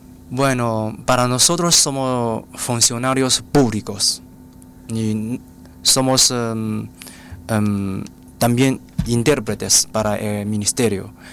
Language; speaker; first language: Spanish; non-native, fluent; Chinese